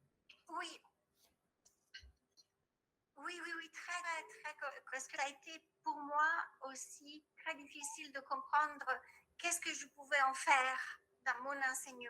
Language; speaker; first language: French; non-native, fluent; Italian